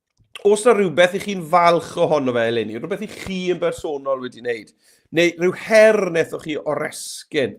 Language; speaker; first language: Welsh; native; Welsh